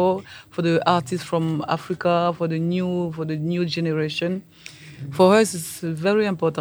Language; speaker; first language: English; non-native, learner; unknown